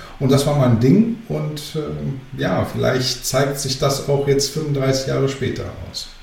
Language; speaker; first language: German; early bilingual, other home language; Greek